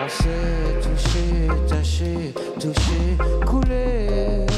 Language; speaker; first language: French; native; French